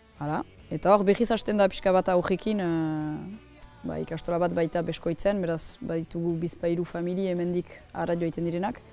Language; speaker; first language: Basque; native; Basque